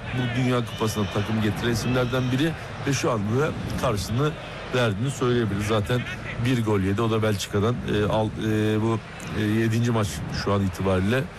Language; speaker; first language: Turkish; native; Turkish